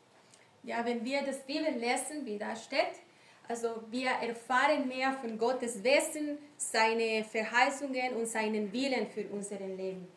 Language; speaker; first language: German; non-native, learner; Spanish